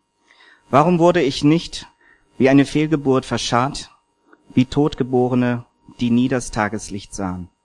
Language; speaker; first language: German; native; German